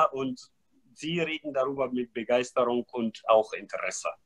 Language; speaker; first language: German; non-native, fluent; Arabic